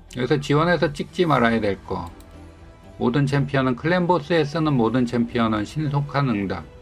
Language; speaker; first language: Korean; native; Korean